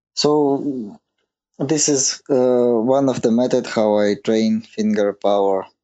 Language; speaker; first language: English; non-native, learner; Russian